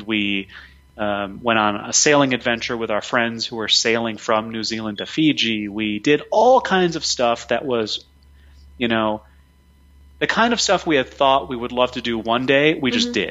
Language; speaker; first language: English; native; English